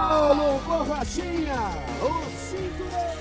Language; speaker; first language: Portuguese; native; Portuguese